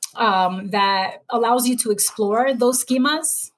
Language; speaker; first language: English; native; English